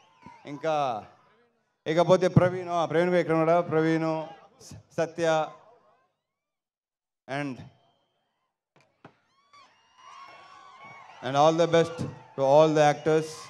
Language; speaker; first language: Telugu; native; Telugu